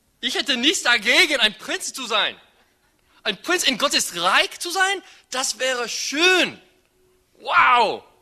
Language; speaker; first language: German; non-native, fluent; English